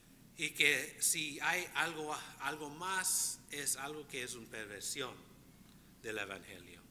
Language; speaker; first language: Spanish; non-native, fluent; English